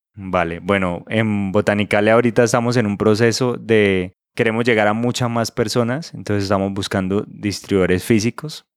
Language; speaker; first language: Spanish; native; Spanish